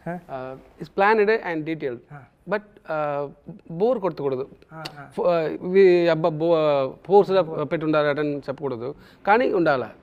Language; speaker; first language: Telugu; non-native, local second language; Tamil